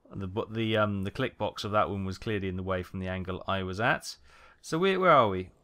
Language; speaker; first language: English; native; English